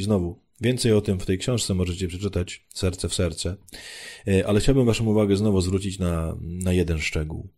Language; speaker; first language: Polish; native; Polish